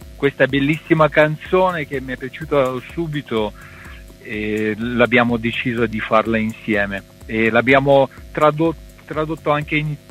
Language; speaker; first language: Italian; non-native, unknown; Russian